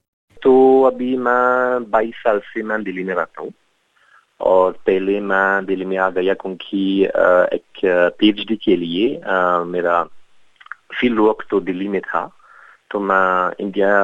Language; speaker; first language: Hindi; non-native, fluent; French